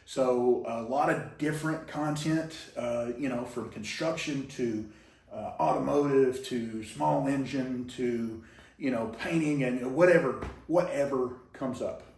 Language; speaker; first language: English; native; English